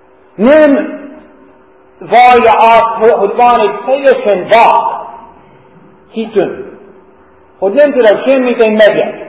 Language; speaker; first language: Hungarian; non-native, learner; English